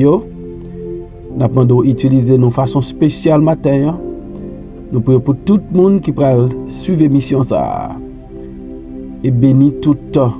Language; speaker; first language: French; non-native, local second language; Haitian Creole